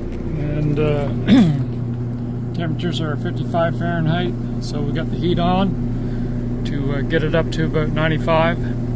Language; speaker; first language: English; native; English